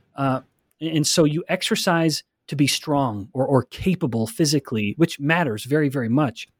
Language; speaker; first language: English; native; English